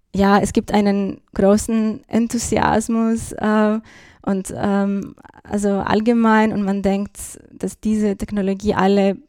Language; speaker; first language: German; non-native, fluent; Greek